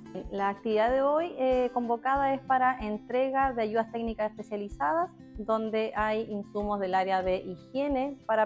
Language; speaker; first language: Spanish; native; Spanish